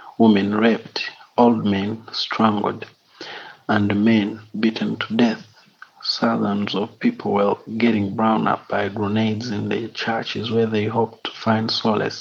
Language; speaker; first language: English; non-native, local second language; Kinyarwanda